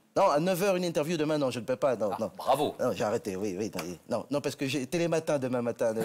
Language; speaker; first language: French; native; French